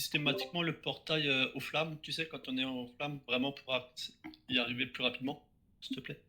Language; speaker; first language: French; native; French